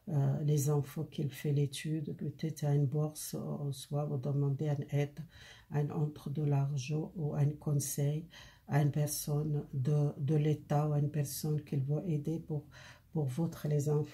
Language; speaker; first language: French; non-native, learner; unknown